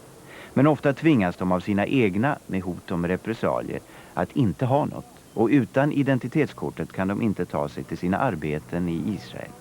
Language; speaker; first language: Swedish; native; Swedish